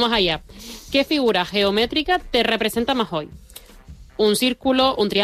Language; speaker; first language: Spanish; native; Spanish